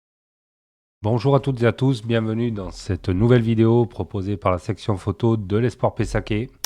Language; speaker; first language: French; native; French